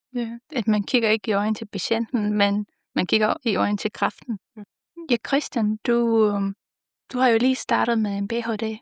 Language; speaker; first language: Danish; non-native, fluent; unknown